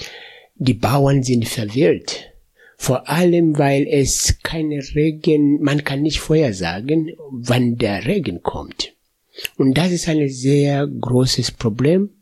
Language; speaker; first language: German; non-native, fluent; Swahili